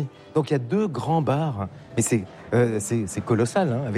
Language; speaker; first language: French; native; French